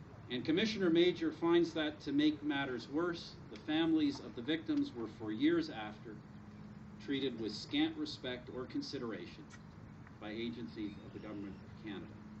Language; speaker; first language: English; native; English